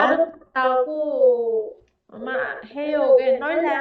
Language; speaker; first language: Korean; non-native, learner; Vietnamese